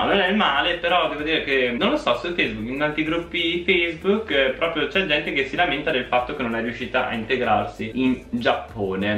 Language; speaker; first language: Italian; native; Italian